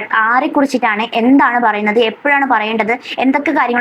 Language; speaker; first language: Malayalam; native; Malayalam